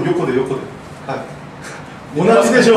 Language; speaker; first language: Japanese; non-native, learner; Korean